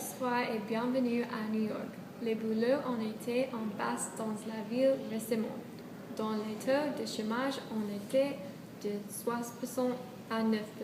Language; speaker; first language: French; non-native, learner; English